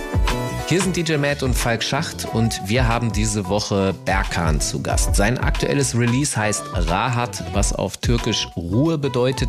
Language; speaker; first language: German; native; German